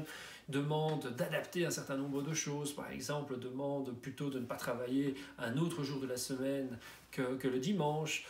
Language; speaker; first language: French; native; French